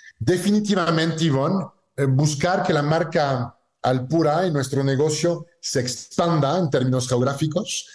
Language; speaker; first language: Spanish; non-native, fluent; French